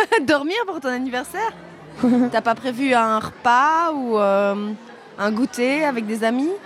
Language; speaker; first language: French; native; French